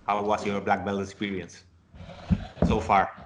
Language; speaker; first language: English; non-native, fluent; Spanish